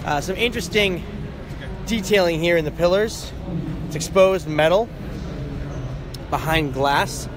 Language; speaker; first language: English; native; English